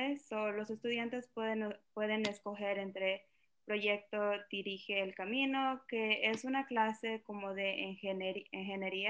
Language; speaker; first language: Spanish; early bilingual, other home language; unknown